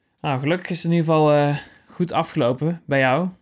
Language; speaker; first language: Dutch; native; Dutch